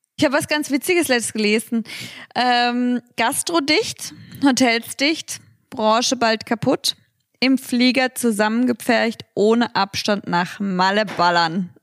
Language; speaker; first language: German; native; German